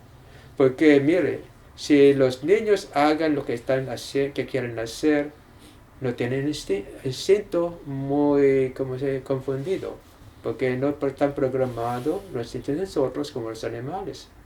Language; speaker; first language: Spanish; non-native, learner; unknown